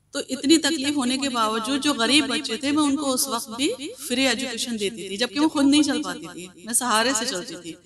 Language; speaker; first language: Hindi; native; Hindi